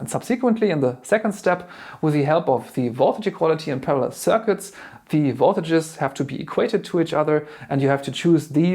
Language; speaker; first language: English; non-native, fluent; German